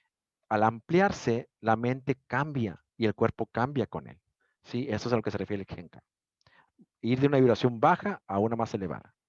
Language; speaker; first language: Spanish; native; Spanish